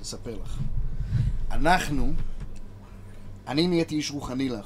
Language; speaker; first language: Hebrew; native; Hebrew